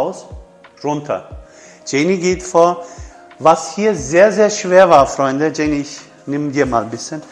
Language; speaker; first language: German; non-native, fluent; Turkish